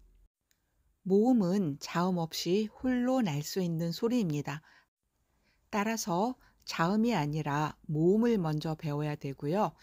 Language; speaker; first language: Korean; native; Korean